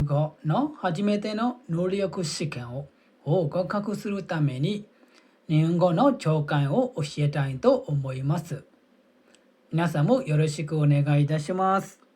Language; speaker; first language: Japanese; non-native, fluent; Burmese